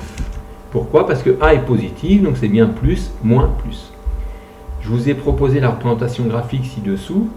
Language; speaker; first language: French; native; French